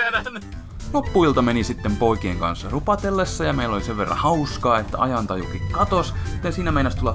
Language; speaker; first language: Finnish; native; Finnish